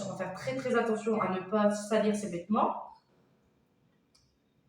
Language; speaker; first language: French; native; French